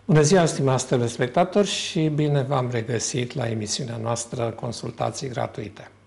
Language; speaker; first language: Romanian; native; Romanian